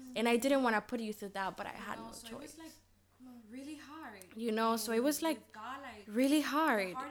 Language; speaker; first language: English; early bilingual, other home language; Spanish